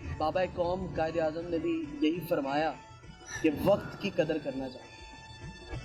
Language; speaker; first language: Urdu; native; Urdu